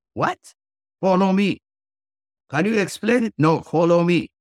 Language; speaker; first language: English; non-native, fluent; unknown